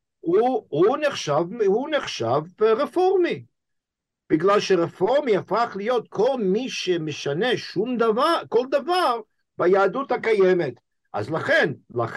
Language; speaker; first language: Hebrew; non-native, fluent; English